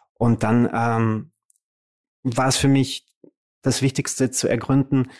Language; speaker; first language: German; early bilingual, other home language; Romanian